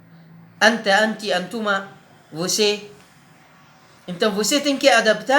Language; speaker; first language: Portuguese; non-native, learner; Arabic